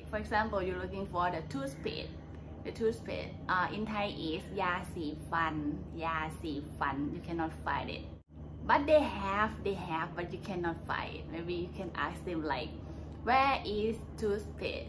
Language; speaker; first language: English; non-native, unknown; Thai